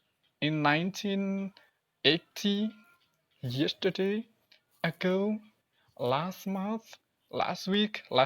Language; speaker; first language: English; non-native, learner; Indonesian